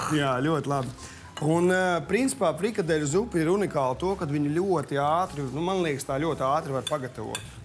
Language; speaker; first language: Latvian; native; Latvian